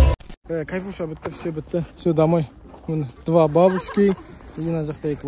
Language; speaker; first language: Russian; non-native, local second language; Kazakh